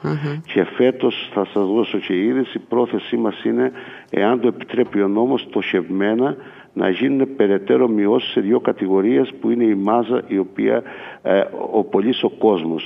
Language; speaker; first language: Greek; native; Greek